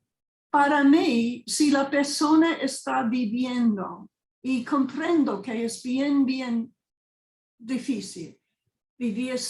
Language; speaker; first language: Spanish; non-native, fluent; English